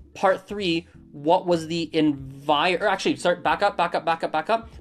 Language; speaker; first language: English; native; English